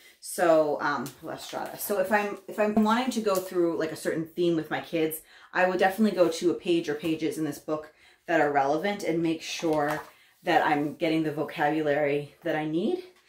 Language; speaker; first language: English; native; English